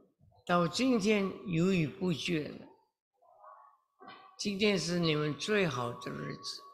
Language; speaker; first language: Chinese; early bilingual, heritage; Chinese